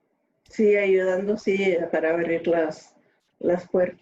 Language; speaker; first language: Spanish; early bilingual, other home language; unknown